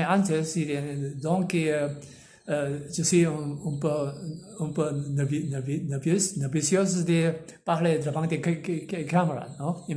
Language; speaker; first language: French; non-native, learner; Korean